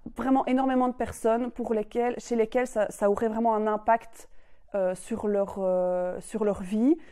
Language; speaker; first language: French; native; French